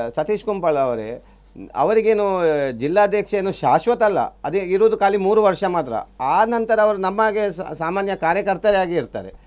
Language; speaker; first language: Kannada; non-native, local second language; Tulu